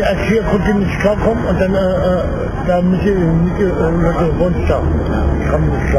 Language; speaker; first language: German; non-native, learner; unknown